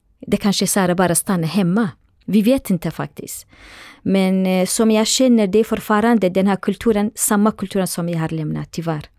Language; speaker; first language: Swedish; non-native, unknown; Central Kurdish